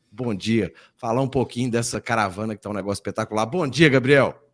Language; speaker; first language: Portuguese; native; Portuguese